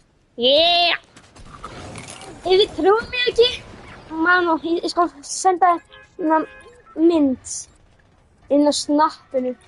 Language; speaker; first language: Icelandic; early bilingual, heritage; Icelandic